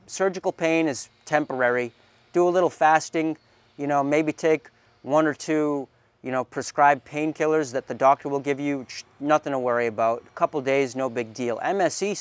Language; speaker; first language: English; native; English